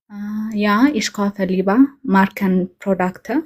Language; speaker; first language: German; non-native, learner; Amharic